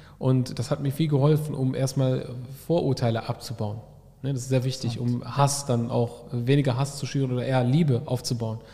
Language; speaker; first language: German; early bilingual, other home language; Arabic